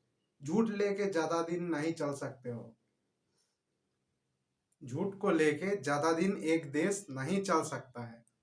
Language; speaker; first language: Hindi; non-native, local second language; Bangla